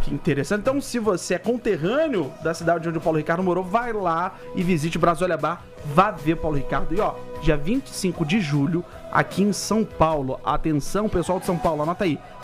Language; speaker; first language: Portuguese; native; Portuguese